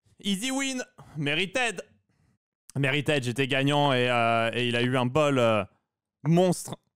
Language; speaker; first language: French; native; French